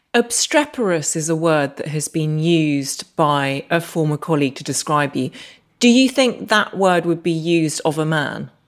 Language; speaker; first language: English; native; English